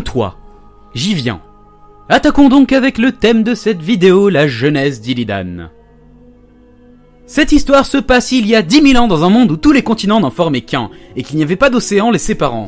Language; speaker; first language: French; native; French